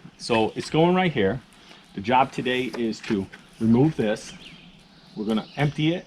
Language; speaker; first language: English; native; English